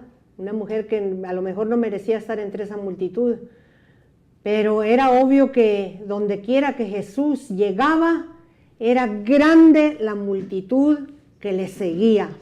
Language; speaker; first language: Spanish; native; Spanish